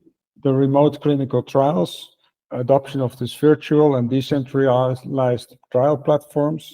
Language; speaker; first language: English; non-native, fluent; Dutch